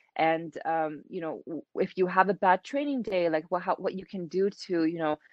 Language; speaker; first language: English; native; English